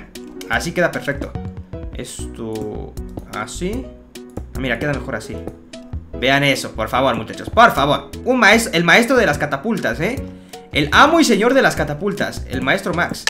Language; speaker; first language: Spanish; native; Spanish